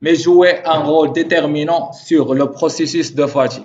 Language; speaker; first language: French; non-native, local second language; Arabic